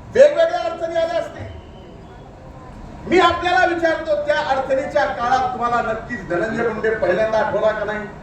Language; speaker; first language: Marathi; native; Marathi